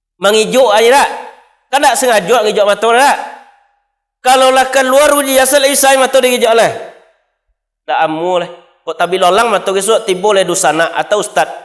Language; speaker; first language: Malay; non-native, local second language; Minangkabau